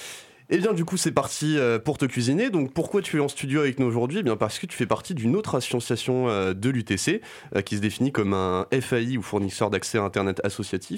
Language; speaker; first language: French; native; French